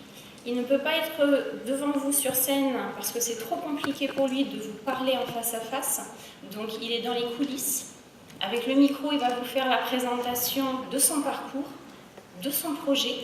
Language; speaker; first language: French; native; French